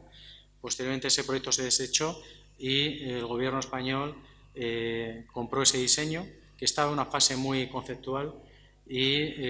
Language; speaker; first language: Spanish; native; Spanish